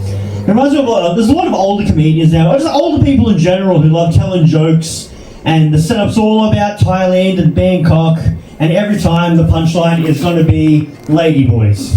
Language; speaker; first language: English; native; English